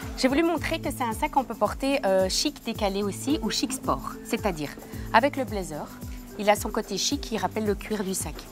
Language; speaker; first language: French; native; French